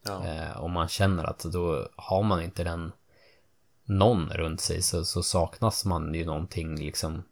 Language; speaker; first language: Swedish; native; Swedish